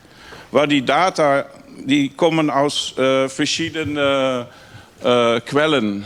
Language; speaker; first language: German; non-native, learner; Dutch